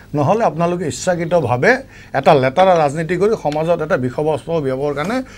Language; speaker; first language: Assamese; non-native, local second language; Bangla